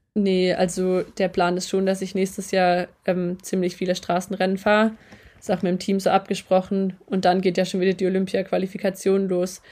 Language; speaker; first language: German; native; German